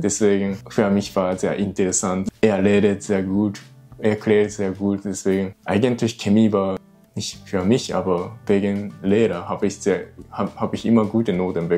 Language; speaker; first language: German; non-native, learner; Japanese